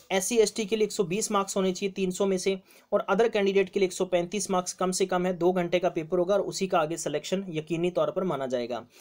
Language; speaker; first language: Hindi; non-native, local second language; Punjabi